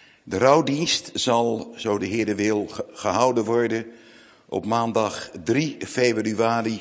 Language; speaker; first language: Dutch; native; Dutch